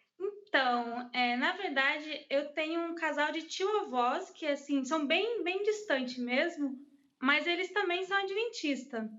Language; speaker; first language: Portuguese; early bilingual, heritage; English